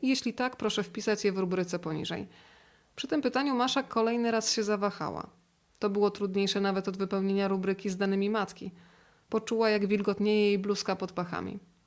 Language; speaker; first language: Polish; native; Polish